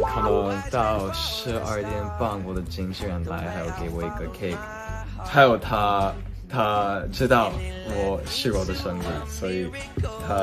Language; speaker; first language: Chinese; non-native, learner; Japanese